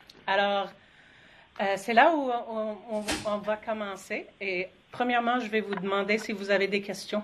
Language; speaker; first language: French; non-native, fluent; English